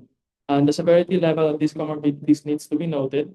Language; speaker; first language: English; non-native, local second language; Filipino